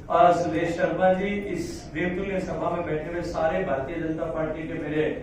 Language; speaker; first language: Hindi; native; Hindi